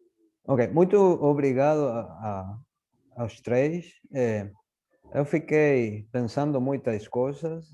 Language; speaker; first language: Portuguese; non-native, fluent; Spanish